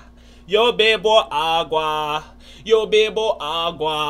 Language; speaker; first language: Spanish; non-native, learner; English